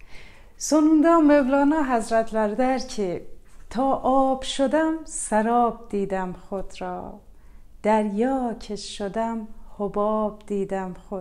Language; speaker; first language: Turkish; non-native, learner; Persian